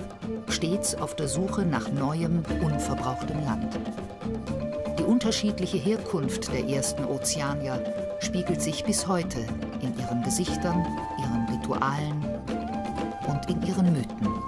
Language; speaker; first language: German; native; German